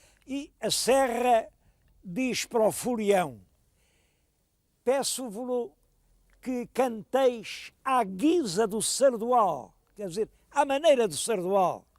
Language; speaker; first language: Portuguese; native; Portuguese